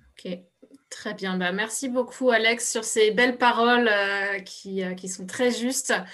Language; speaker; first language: French; native; French